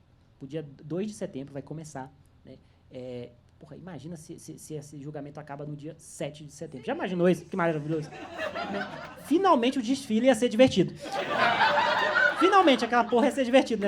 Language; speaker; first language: Portuguese; native; Portuguese